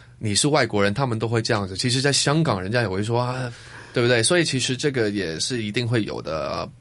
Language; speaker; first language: Chinese; non-native, fluent; Cantonese